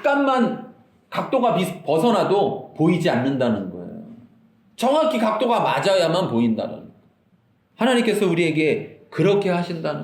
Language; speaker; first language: Korean; native; Korean